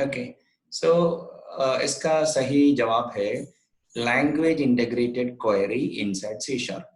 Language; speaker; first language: Hindi; non-native, local second language; Konkani